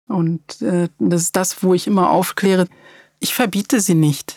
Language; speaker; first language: German; early bilingual, other home language; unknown